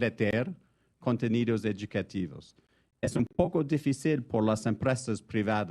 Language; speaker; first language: Spanish; non-native, fluent; French